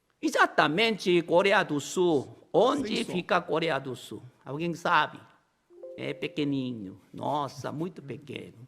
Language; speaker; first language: Portuguese; non-native, learner; Korean